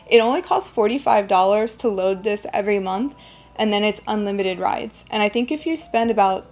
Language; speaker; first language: English; native; English